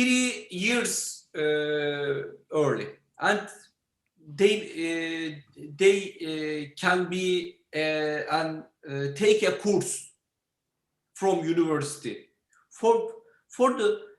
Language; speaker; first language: English; non-native, learner; Turkish